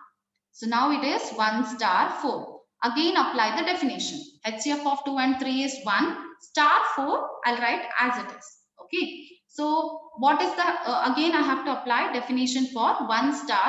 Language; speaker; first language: English; non-native, local second language; Kannada